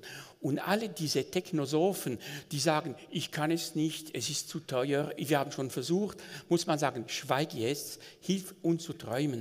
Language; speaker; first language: German; non-native, local second language; French